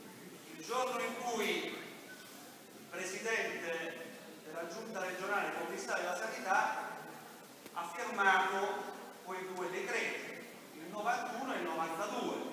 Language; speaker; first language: Italian; native; Italian